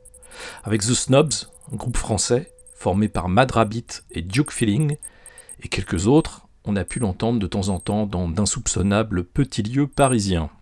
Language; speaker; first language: French; native; French